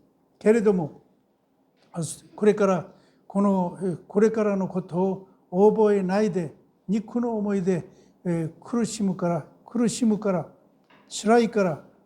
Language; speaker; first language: Japanese; non-native, fluent; Korean